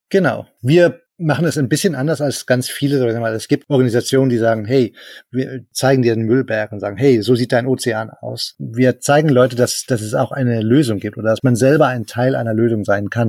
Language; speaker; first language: German; native; German